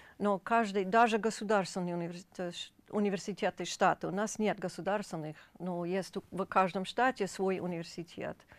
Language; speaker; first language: Russian; non-native, fluent; English